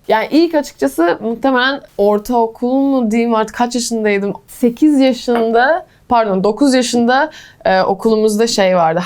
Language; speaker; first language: Turkish; early bilingual, heritage; English